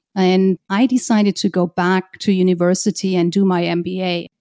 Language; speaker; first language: English; non-native, fluent; German